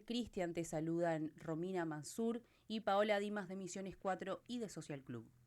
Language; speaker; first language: Spanish; native; Spanish